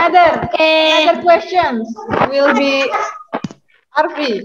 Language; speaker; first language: English; non-native, learner; Indonesian